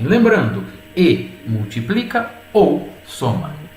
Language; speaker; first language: Portuguese; native; Portuguese